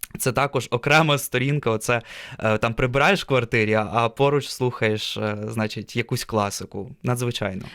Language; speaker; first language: Ukrainian; non-native, local second language; Russian